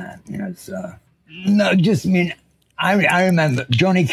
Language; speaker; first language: English; native; English